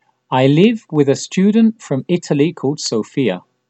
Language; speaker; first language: English; native; English